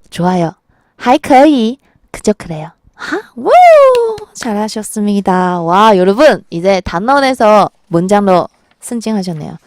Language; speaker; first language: Korean; non-native, fluent; Chinese